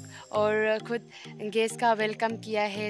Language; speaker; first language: Hindi; non-native, local second language; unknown